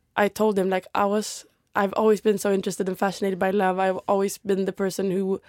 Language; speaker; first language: English; non-native, fluent; Swedish